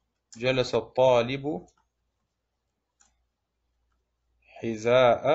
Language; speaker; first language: Arabic; non-native, fluent; German